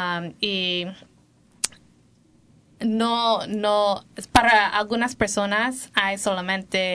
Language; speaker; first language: Spanish; non-native, learner; English